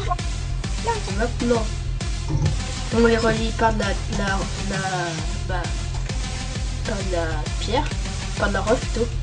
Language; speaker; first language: French; native; French